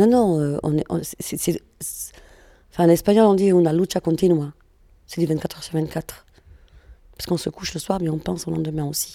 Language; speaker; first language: French; non-native, fluent; Spanish